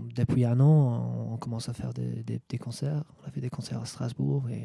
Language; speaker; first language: French; non-native, fluent; English